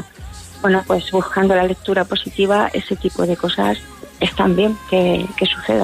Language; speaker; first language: Spanish; native; Spanish